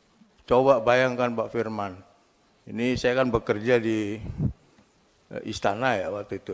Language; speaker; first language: Indonesian; native; Indonesian